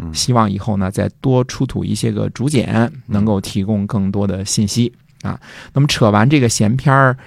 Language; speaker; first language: Chinese; native; Chinese